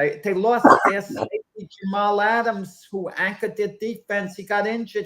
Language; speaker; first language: English; native; English